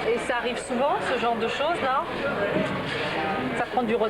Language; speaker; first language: French; native; French